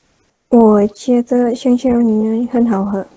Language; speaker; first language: Chinese; non-native, learner; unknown